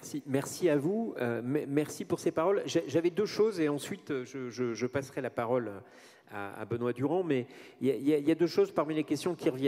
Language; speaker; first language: French; native; French